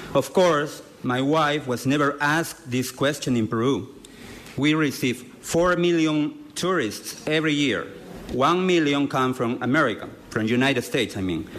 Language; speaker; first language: English; non-native, fluent; Spanish